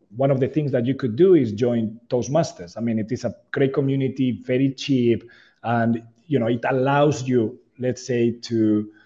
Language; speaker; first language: English; non-native, fluent; Spanish